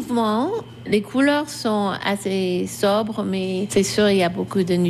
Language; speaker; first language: French; non-native, fluent; English